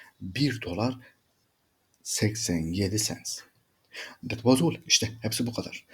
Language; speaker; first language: English; non-native, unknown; Turkish